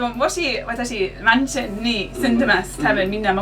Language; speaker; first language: Japanese; non-native, learner; English